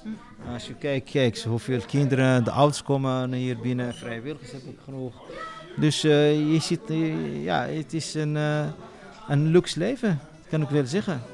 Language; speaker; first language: Dutch; non-native, local second language; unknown